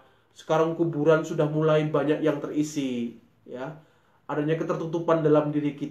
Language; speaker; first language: Indonesian; native; Indonesian